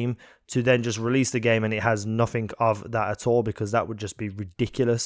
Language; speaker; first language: English; native; English